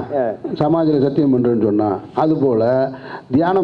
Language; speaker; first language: Tamil; native; Tamil